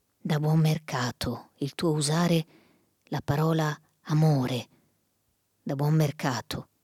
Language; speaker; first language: Italian; native; Italian